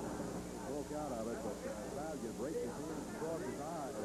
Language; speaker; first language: English; native; English